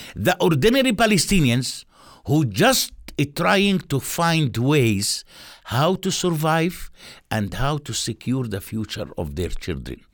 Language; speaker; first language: English; non-native, fluent; Arabic